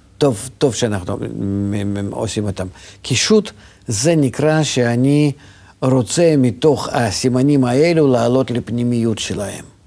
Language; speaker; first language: Hebrew; non-native, fluent; Russian